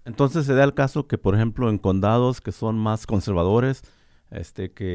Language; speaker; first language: Spanish; native; Spanish